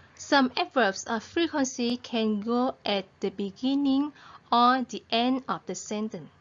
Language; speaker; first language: English; non-native, fluent; Vietnamese